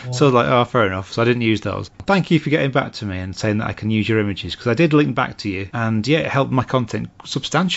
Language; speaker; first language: English; native; English